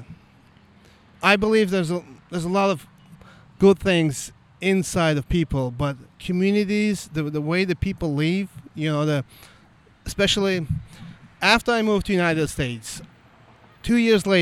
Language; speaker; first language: English; non-native, fluent; Azerbaijani